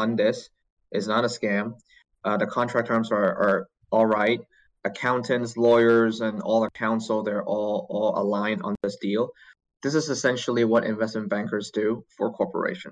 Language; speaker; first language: English; non-native, local second language; Cantonese